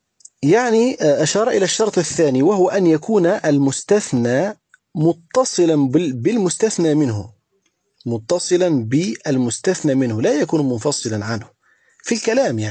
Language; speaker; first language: Arabic; native; Arabic